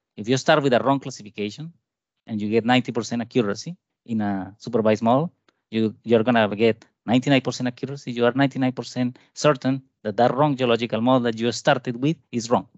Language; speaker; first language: English; non-native, fluent; Spanish